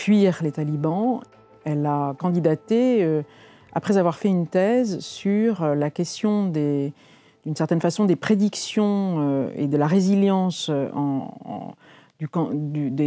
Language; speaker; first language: French; native; French